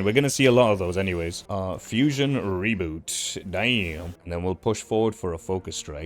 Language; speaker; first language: English; native; English